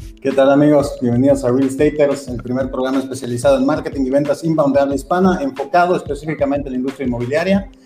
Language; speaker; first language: Spanish; native; Spanish